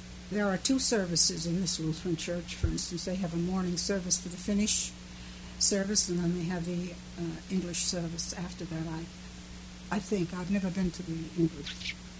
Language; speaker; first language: English; early bilingual, other home language; Finnish